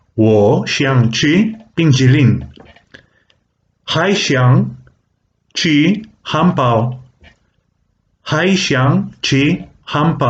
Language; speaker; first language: Chinese; non-native, fluent; Catalan